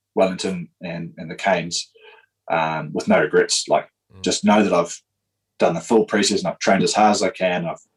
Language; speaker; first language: English; native; English